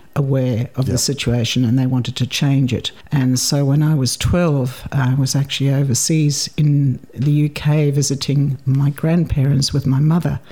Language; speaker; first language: English; native; English